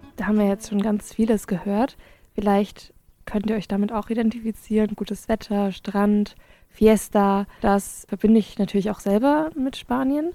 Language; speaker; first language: German; early bilingual, other home language; Spanish